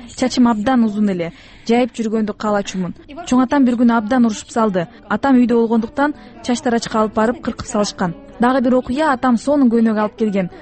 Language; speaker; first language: Kyrgyz; non-native, local second language; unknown